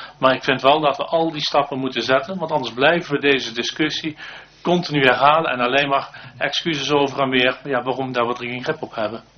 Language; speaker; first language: Dutch; native; Dutch